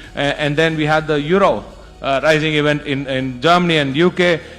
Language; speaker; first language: English; non-native, local second language; Tamil